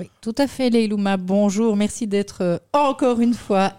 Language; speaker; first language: French; native; French